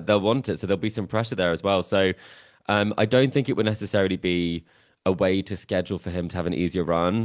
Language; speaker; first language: English; native; English